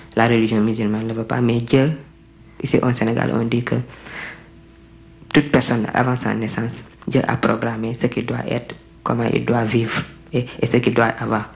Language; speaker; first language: French; non-native, local second language; Wolof